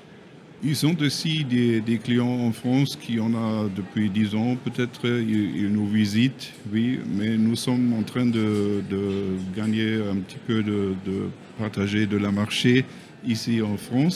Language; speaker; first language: French; non-native, learner; German